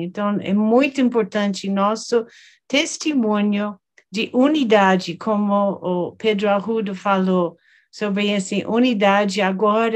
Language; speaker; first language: Portuguese; non-native, fluent; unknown